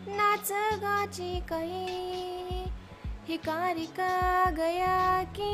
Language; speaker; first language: Japanese; non-native, learner; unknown